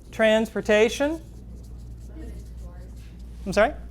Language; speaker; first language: English; native; English